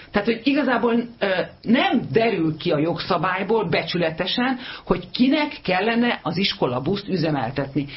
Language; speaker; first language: Hungarian; native; Hungarian